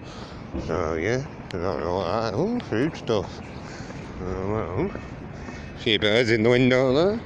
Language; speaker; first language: English; native; English